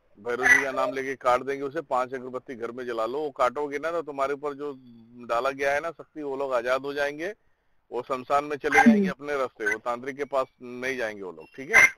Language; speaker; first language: Hindi; native; Hindi